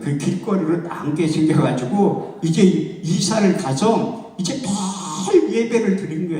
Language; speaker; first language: Korean; native; Korean